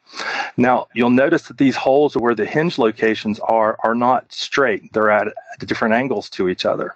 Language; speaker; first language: English; native; English